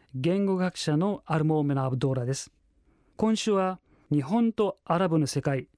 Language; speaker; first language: Japanese; non-native, fluent; Arabic